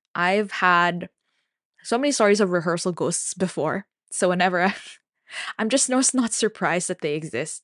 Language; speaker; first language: English; non-native, local second language; Filipino